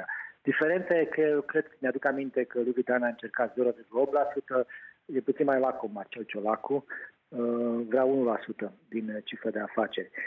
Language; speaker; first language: Romanian; native; Romanian